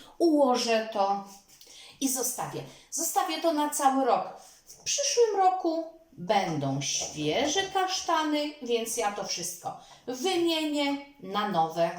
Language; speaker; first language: Polish; native; Polish